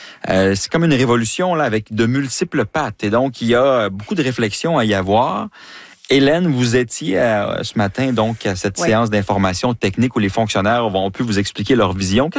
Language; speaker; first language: French; native; French